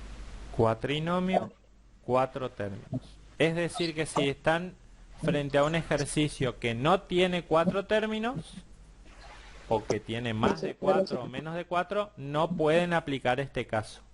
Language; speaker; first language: Spanish; native; Spanish